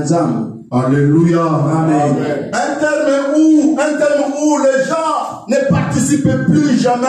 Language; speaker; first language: French; non-native, local second language; Lingala